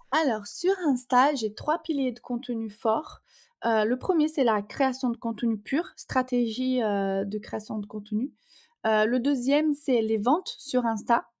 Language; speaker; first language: French; non-native, fluent; Portuguese